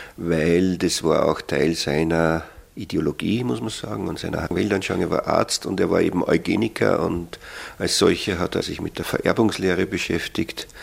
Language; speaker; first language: German; native; German